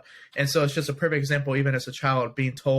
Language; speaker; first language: English; native; English